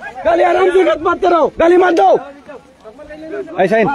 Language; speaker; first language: Hindi; non-native, learner; Bangla